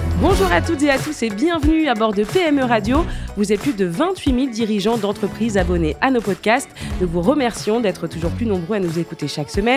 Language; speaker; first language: French; native; French